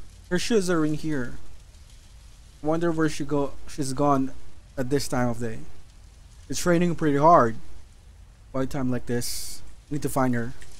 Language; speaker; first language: English; non-native, local second language; Filipino